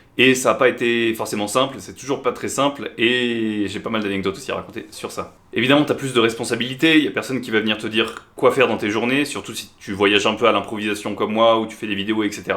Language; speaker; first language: French; native; French